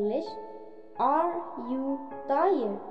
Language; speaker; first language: English; non-native, local second language; Khasi